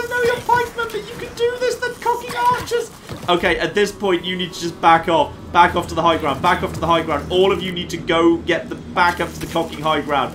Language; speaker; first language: English; native; English